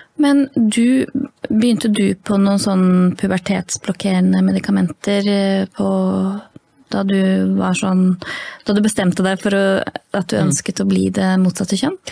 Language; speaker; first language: Norwegian; native; Norwegian